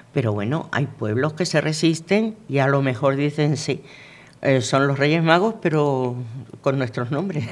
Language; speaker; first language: Spanish; native; Spanish